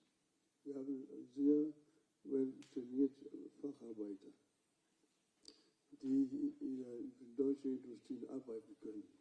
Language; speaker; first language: German; non-native, fluent; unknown